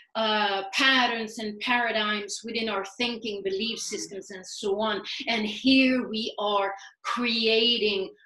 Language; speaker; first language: English; non-native, fluent; Swedish